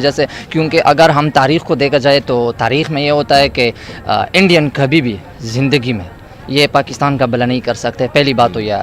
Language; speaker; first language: Hindi; non-native, local second language; Pashto